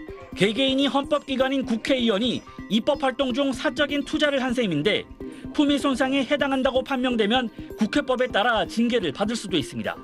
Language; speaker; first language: Korean; native; Korean